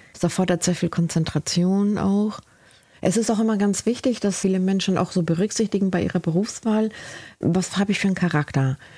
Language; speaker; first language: German; early bilingual, other home language; Spanish